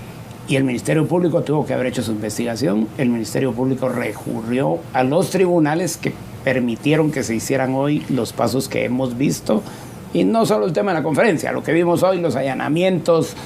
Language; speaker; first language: Spanish; native; Spanish